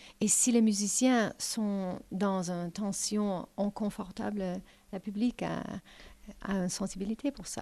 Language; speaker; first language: French; non-native, learner; English